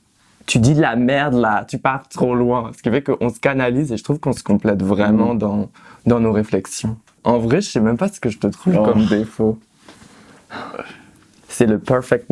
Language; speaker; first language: French; native; French